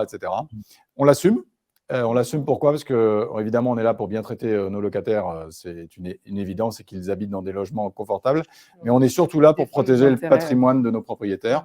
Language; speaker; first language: French; native; French